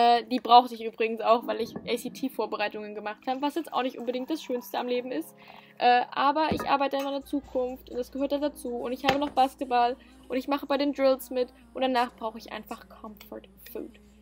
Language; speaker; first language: German; native; German